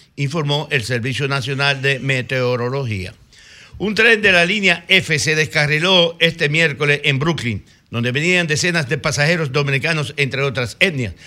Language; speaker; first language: Spanish; native; Spanish